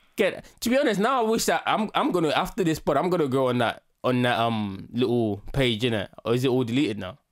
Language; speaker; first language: English; native; English